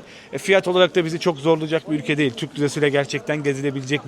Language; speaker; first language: Turkish; native; Turkish